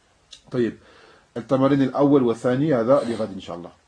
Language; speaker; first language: Arabic; non-native, fluent; French